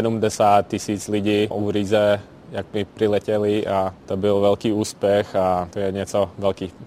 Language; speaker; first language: Czech; non-native, learner; Latvian